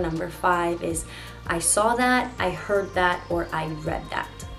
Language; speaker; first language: English; native; English